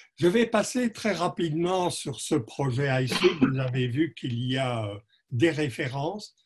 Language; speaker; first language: French; native; French